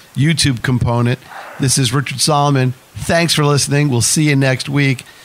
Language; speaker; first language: English; native; English